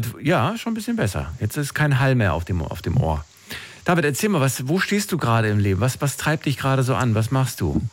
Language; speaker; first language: German; native; German